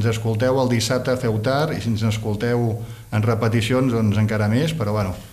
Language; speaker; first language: Catalan; native; Catalan